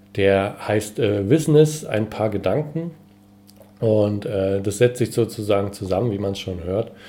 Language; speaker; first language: German; native; German